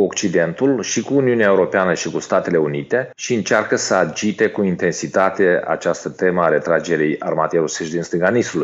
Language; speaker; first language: Romanian; native; Romanian